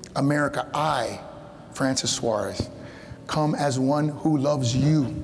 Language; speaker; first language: English; early bilingual, other home language; Spanish